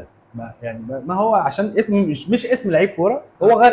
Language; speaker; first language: Arabic; native; Arabic